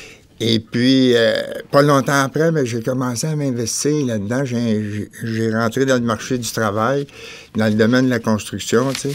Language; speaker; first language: French; native; French